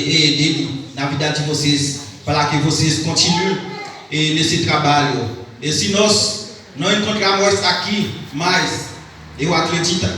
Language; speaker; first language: Portuguese; non-native, learner; Haitian Creole